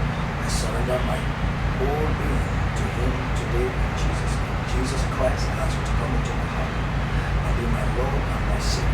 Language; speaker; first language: English; non-native, local second language; Yoruba